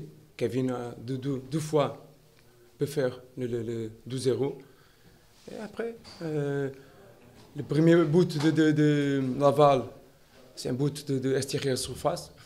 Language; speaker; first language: French; non-native, learner; Portuguese